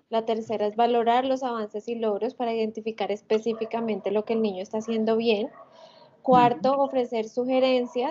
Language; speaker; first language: Spanish; native; Spanish